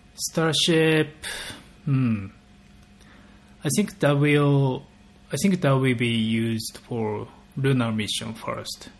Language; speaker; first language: English; non-native, fluent; Japanese